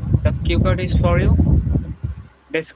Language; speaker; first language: English; non-native, learner; Bangla